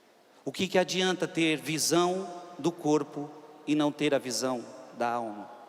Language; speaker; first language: Portuguese; native; Portuguese